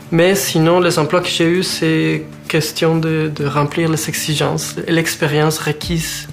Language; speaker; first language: French; non-native, fluent; Spanish